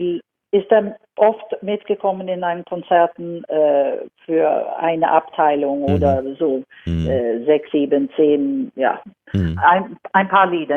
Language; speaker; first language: German; non-native, fluent; Swedish